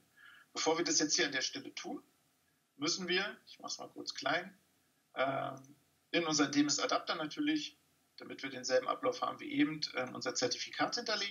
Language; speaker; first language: German; native; German